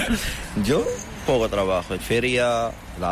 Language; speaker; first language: Spanish; non-native, learner; Arabic